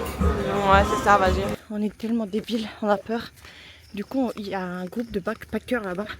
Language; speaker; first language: French; early bilingual, other home language; Arabic